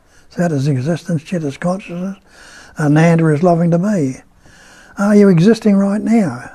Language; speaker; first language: English; native; English